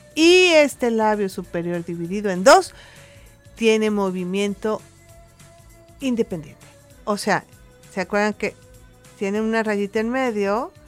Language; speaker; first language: Spanish; native; Spanish